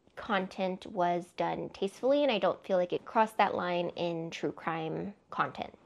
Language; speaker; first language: English; native; English